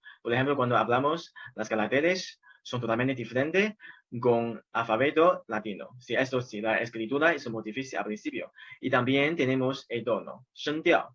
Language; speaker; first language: Spanish; non-native, fluent; Chinese